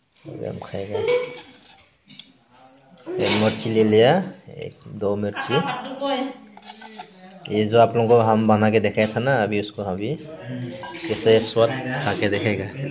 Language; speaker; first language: Hindi; non-native, local second language; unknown